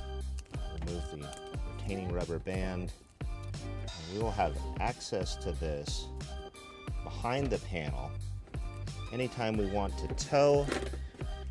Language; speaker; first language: English; native; English